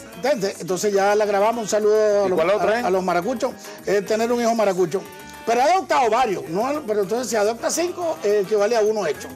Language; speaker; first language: Spanish; native; Spanish